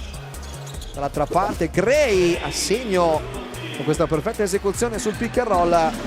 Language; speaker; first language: Italian; native; Italian